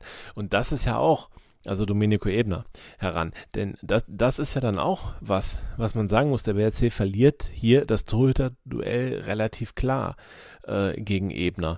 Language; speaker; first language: German; native; German